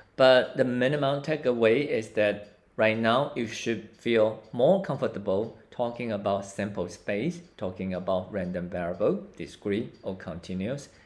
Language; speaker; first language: English; non-native, fluent; Chinese